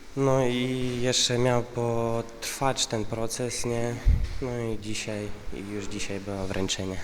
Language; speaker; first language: Polish; non-native, fluent; Russian